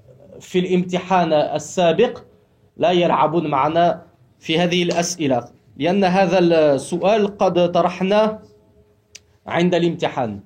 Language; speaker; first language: Arabic; non-native, fluent; French